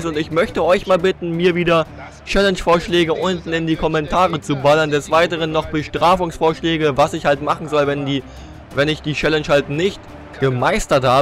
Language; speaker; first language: German; native; German